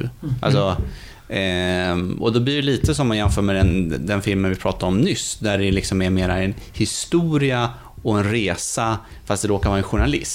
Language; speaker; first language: Swedish; native; Swedish